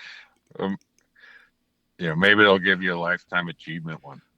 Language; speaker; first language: English; native; English